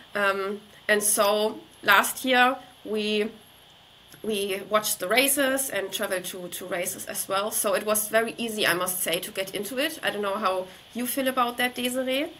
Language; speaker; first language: English; non-native, fluent; German